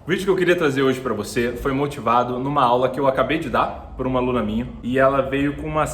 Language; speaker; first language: Portuguese; native; Portuguese